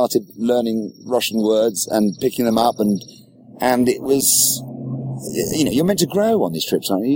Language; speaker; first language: English; native; English